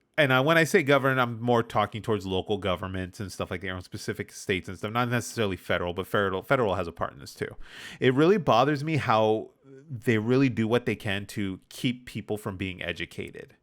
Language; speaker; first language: English; native; English